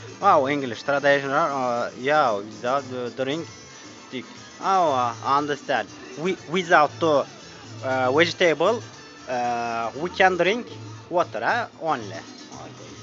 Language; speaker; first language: English; non-native, learner; Turkish